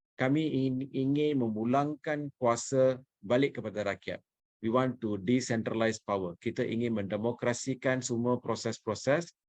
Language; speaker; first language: Malay; non-native, local second language; Tamil